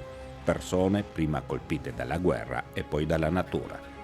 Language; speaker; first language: Italian; native; Italian